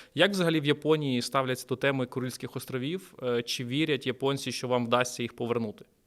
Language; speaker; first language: Ukrainian; native; Ukrainian